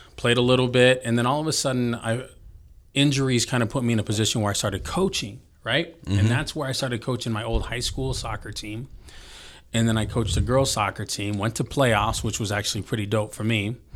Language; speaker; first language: English; early bilingual, other home language; Filipino